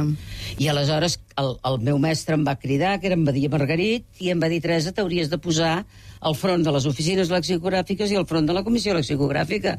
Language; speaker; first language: Catalan; native; Catalan